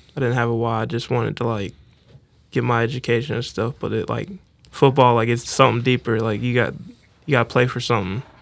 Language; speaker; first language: English; native; English